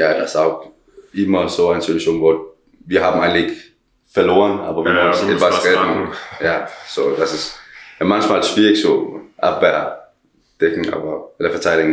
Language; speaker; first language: German; non-native, learner; Danish